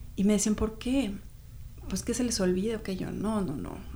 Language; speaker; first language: Spanish; native; Spanish